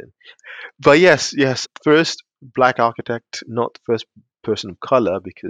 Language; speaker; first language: English; native; English